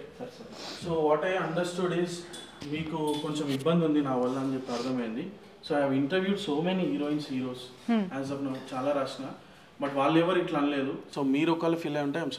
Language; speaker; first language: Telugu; native; Telugu